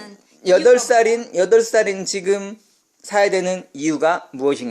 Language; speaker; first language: Korean; native; Korean